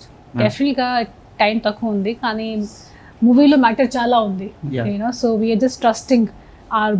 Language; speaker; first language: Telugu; non-native, fluent; Hindi